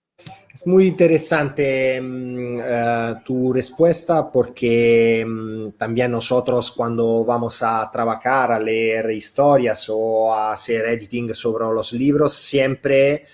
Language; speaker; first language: Spanish; non-native, fluent; Italian